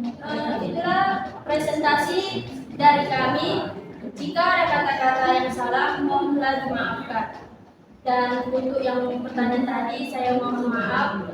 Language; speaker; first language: Indonesian; native; Indonesian